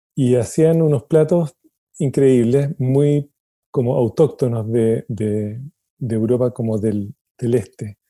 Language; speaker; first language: Spanish; native; Spanish